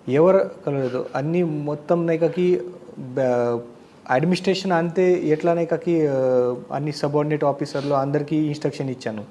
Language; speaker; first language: Telugu; non-native, learner; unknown